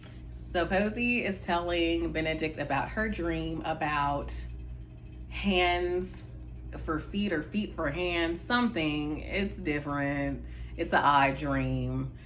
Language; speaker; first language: English; native; English